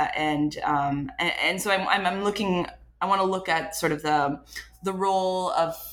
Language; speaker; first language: English; non-native, fluent; French